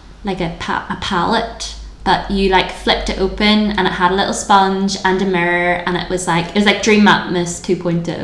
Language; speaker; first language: English; native; English